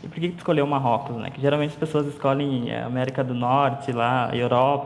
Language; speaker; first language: Portuguese; native; Portuguese